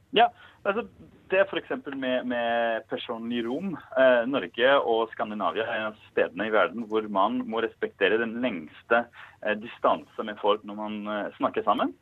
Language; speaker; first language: Norwegian; non-native, fluent; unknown